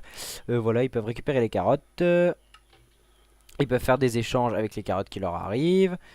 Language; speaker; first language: French; native; French